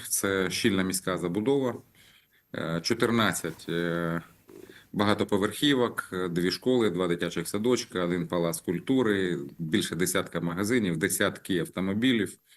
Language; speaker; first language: Ukrainian; native; Ukrainian